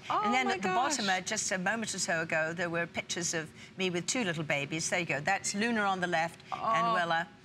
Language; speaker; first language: English; native; English